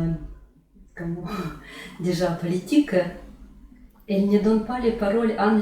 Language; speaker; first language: French; non-native, learner; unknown